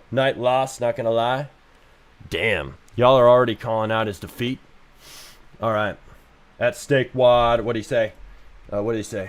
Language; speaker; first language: English; native; English